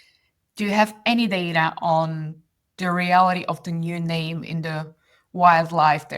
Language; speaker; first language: English; non-native, fluent; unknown